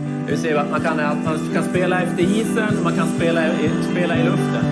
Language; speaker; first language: Swedish; native; Swedish